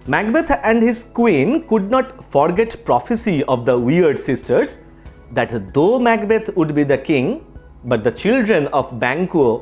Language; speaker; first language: English; non-native, local second language; Bangla